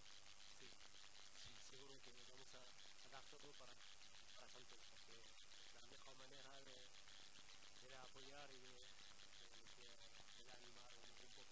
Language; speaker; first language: Spanish; non-native, learner; French